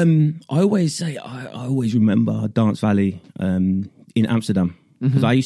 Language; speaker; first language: English; native; English